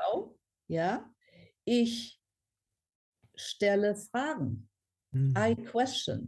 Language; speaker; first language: German; non-native, fluent; English